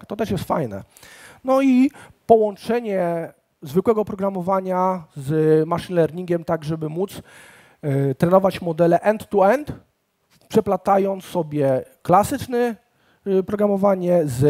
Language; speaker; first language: Polish; native; Polish